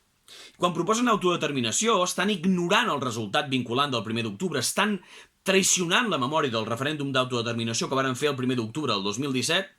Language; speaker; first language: Catalan; native; Catalan